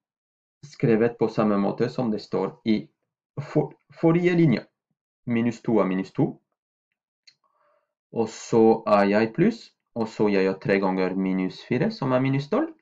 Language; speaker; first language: Norwegian; non-native, fluent; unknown